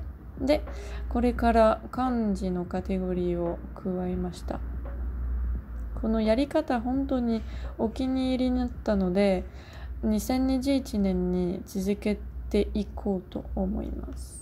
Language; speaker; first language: Japanese; non-native, learner; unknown